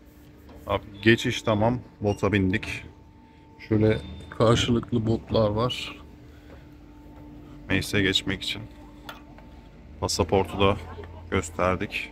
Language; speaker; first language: Turkish; native; Turkish